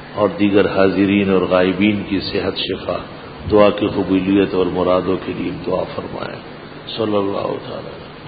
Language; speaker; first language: Urdu; non-native, local second language; Pashto